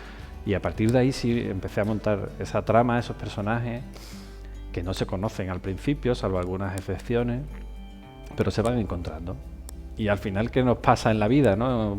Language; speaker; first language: Spanish; native; Spanish